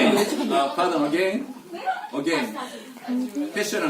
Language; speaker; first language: English; non-native, learner; Korean